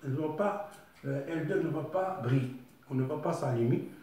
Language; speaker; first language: French; non-native, local second language; Arabic